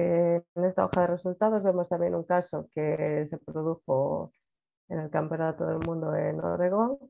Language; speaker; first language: Spanish; native; Spanish